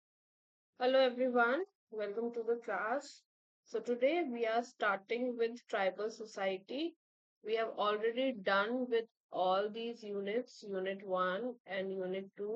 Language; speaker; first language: English; non-native, local second language; Hindi